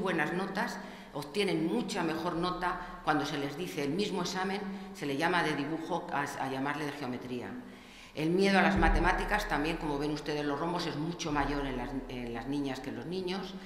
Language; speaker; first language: Spanish; native; Spanish